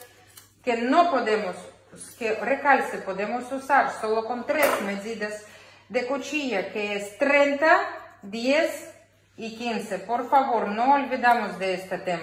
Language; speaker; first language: Spanish; non-native, learner; Ukrainian